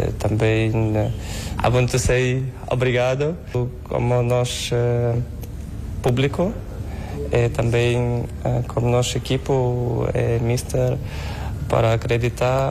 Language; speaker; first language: Portuguese; non-native, learner; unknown